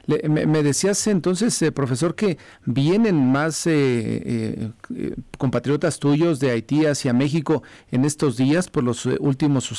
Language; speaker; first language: Spanish; native; Spanish